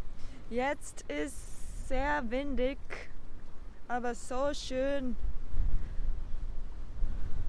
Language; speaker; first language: German; non-native, learner; Japanese